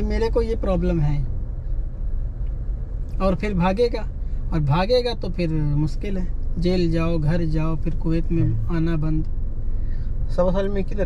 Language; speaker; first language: Hindi; native; Hindi